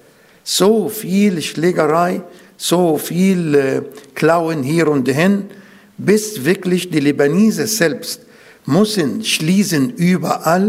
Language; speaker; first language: German; non-native, fluent; Arabic